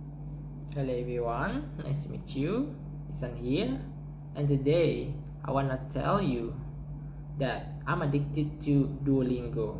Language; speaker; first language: English; non-native, learner; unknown